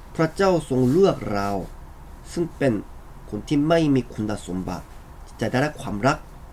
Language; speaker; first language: Thai; non-native, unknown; Korean